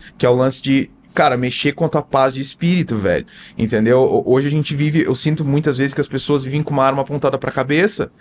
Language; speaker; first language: Portuguese; native; Portuguese